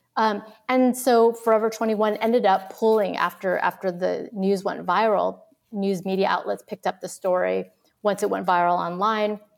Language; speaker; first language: English; early bilingual, other home language; Vietnamese